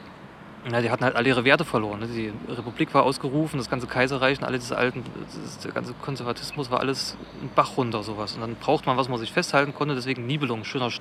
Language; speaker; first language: German; native; German